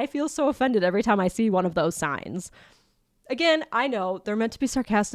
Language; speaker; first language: English; native; English